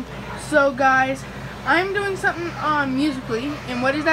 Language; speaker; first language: English; native; English